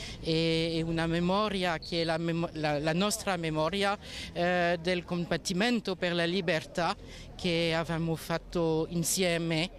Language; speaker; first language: Italian; non-native, learner; French